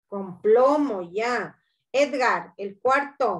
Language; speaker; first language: Spanish; native; Spanish